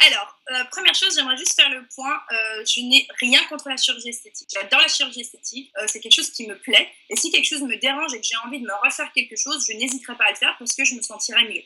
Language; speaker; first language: French; early bilingual, other home language; Persian